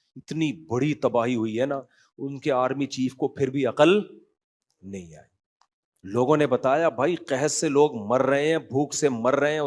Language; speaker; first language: Urdu; native; Urdu